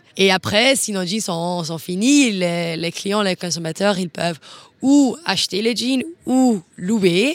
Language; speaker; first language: French; non-native, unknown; Dutch